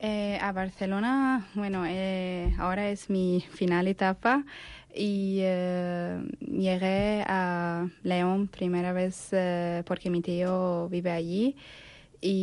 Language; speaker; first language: Spanish; non-native, learner; Arabic